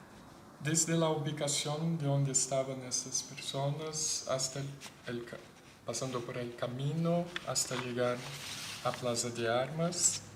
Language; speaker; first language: Spanish; non-native, fluent; Portuguese